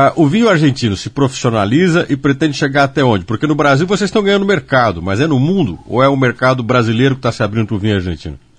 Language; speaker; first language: Portuguese; native; Portuguese